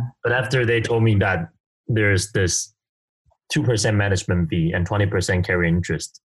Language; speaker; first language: English; non-native, fluent; Chinese